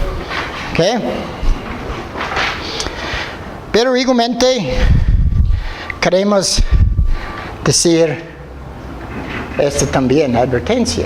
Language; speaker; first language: Spanish; non-native, fluent; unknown